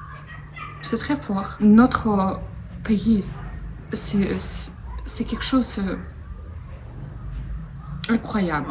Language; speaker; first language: French; non-native, fluent; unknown